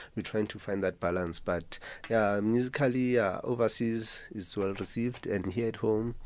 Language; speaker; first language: English; non-native, local second language; Zulu